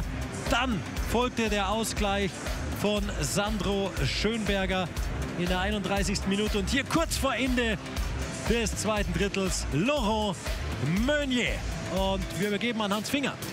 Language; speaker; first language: German; native; German